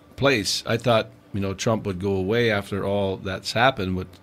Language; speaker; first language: English; native; English